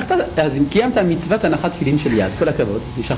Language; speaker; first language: Hebrew; native; Hebrew